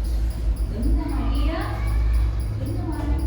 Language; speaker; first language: Vietnamese; native; Vietnamese